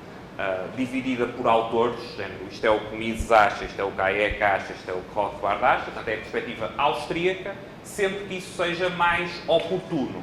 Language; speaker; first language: Portuguese; native; Portuguese